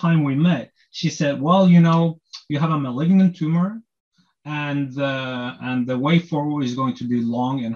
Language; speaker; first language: English; non-native, fluent; Norwegian